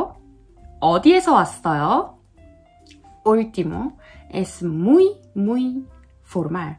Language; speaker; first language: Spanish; non-native, learner; Korean